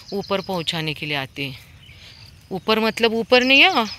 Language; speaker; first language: Hindi; non-native, local second language; Marathi